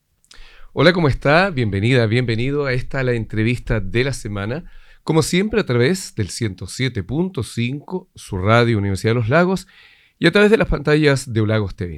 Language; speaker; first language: Spanish; native; Spanish